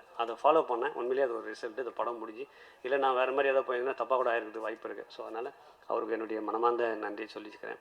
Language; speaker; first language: Tamil; native; Tamil